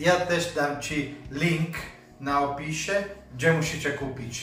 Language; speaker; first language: Polish; non-native, learner; Italian